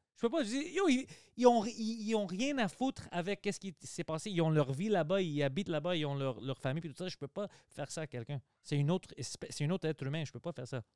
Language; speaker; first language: French; early bilingual, other home language; Greek